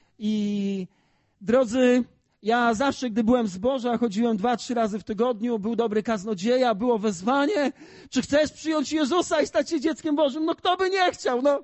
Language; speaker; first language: Polish; native; Polish